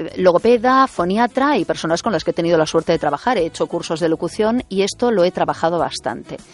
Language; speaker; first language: Spanish; native; Spanish